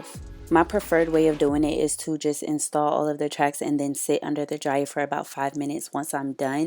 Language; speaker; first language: English; native; English